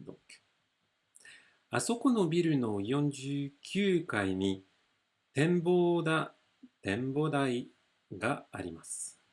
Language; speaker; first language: Japanese; non-native, fluent; French